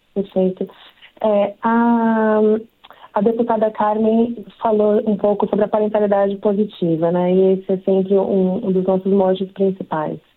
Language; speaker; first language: Portuguese; native; Portuguese